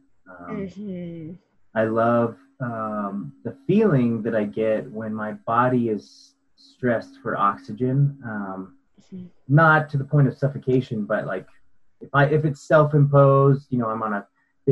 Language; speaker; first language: English; native; English